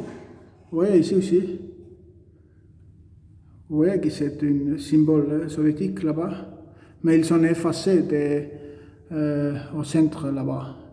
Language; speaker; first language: French; non-native, learner; Estonian